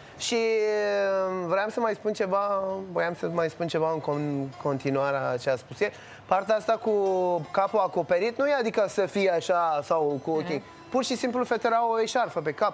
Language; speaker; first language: Romanian; non-native, fluent; Persian